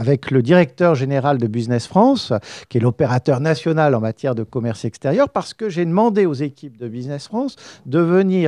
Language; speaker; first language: French; native; French